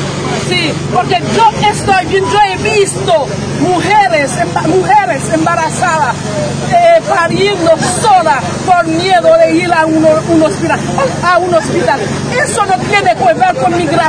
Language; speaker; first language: Spanish; non-native, fluent; Haitian Creole